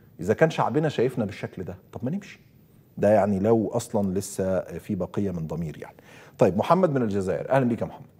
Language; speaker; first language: Arabic; native; Arabic